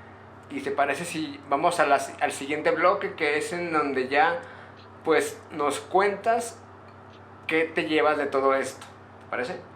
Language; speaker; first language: Spanish; native; Spanish